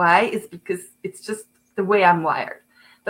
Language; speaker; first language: English; non-native, fluent; Swiss German